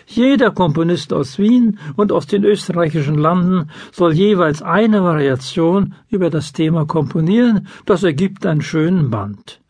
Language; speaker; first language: German; native; German